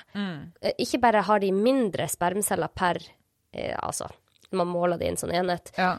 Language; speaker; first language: Norwegian; native; Norwegian